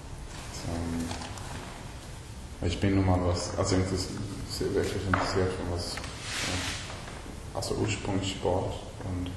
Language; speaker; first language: German; non-native, learner; Swedish